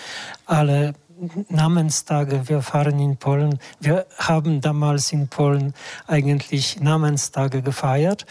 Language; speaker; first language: German; non-native, fluent; Polish